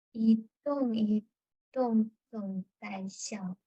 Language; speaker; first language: Chinese; non-native, learner; English